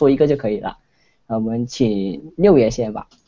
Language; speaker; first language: Chinese; non-native, local second language; Cantonese